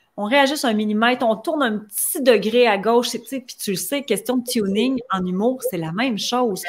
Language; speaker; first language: French; native; French